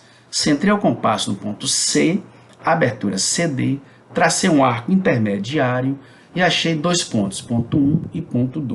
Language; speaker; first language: Portuguese; native; Portuguese